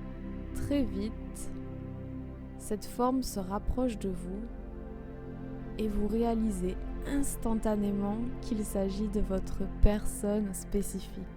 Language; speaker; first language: French; native; French